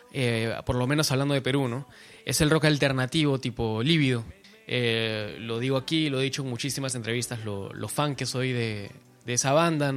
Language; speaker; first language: Spanish; native; Spanish